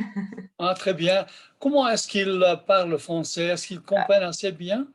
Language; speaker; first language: French; non-native, fluent; Hungarian